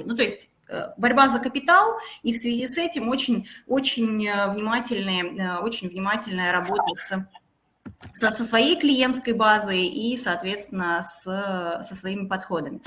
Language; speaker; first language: Russian; native; Russian